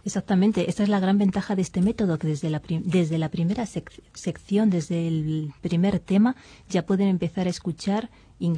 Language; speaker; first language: Spanish; native; Spanish